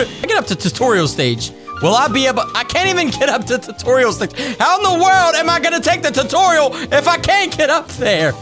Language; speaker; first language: English; native; English